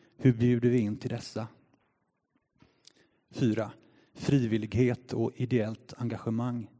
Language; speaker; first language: Swedish; native; Swedish